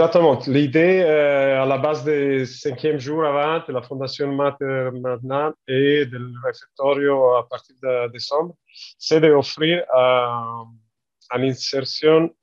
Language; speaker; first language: French; non-native, learner; Italian